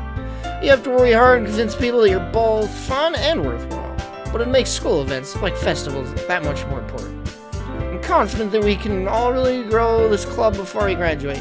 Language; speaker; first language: English; native; English